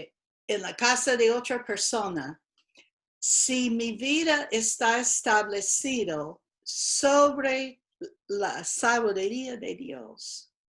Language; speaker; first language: Spanish; non-native, fluent; English